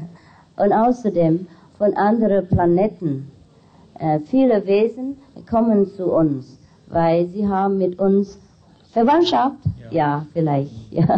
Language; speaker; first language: German; non-native, fluent; Vietnamese